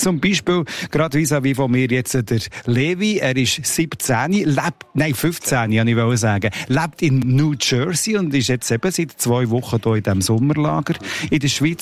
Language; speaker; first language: German; native; German